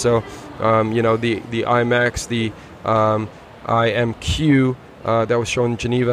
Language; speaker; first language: English; native; English